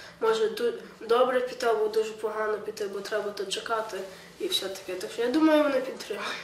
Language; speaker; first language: Ukrainian; early bilingual, heritage; Ukrainian